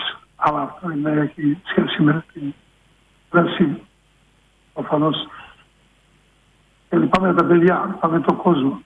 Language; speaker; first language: Greek; non-native, fluent; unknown